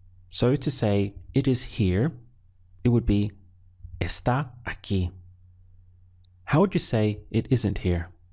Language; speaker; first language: English; native; English